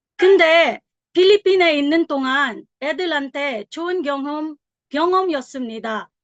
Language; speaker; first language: Korean; non-native, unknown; Filipino